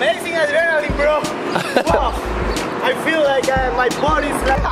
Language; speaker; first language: English; non-native, learner; Spanish